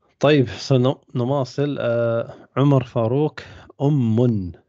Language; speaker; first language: Arabic; non-native, fluent; English